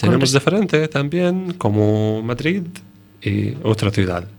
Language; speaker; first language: Spanish; non-native, learner; Arabic